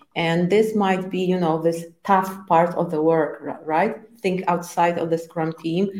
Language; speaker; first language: English; non-native, fluent; Polish